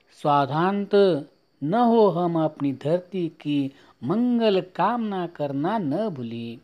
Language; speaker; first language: Hindi; non-native, local second language; Marathi